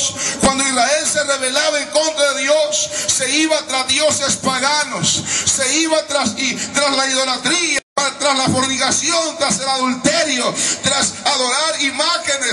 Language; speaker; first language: Spanish; native; Spanish